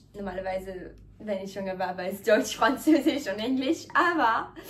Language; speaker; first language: German; non-native, learner; French